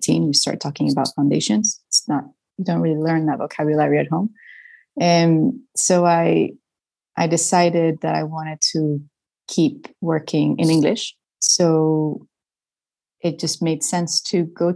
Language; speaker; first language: English; non-native, fluent; Spanish